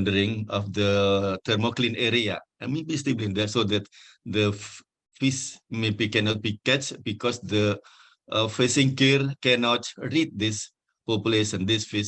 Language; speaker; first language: English; non-native, fluent; Indonesian